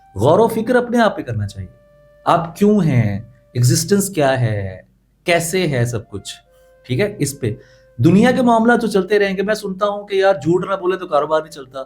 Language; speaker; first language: Urdu; non-native, local second language; Punjabi